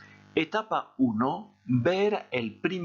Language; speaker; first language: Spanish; non-native, fluent; French